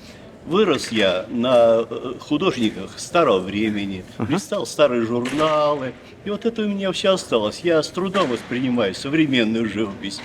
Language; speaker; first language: Russian; native; Russian